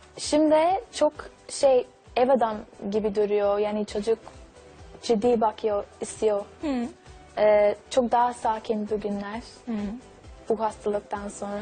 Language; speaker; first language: Turkish; non-native, learner; English